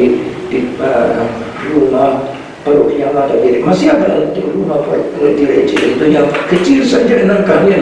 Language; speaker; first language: Indonesian; non-native, fluent; Hungarian